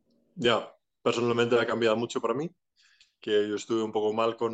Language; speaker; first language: Spanish; non-native, fluent; Icelandic